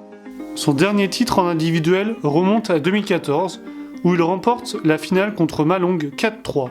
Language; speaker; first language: French; native; French